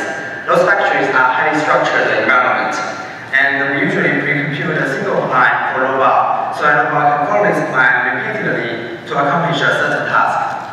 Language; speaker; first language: English; non-native, fluent; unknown